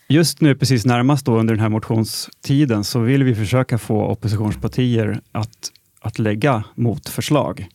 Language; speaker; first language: Swedish; native; Swedish